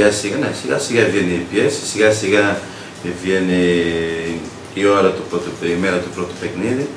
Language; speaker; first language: Greek; non-native, learner; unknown